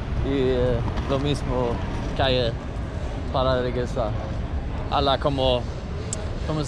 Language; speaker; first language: Spanish; non-native, learner; Swedish